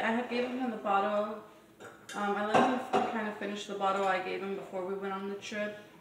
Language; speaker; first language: English; early bilingual, other home language; Spanish